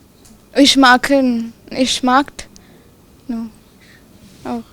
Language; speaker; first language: German; non-native, learner; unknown